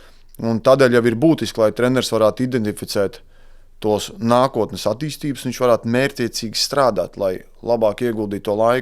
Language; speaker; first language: Latvian; native; Latvian